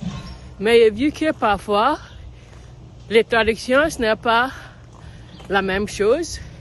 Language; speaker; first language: French; non-native, learner; English